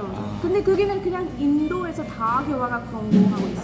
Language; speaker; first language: Korean; non-native, learner; Hindi